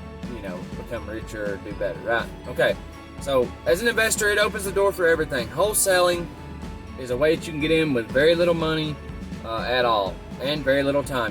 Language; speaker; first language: English; native; English